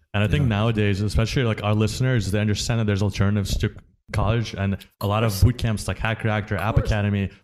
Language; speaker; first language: English; early bilingual, other home language; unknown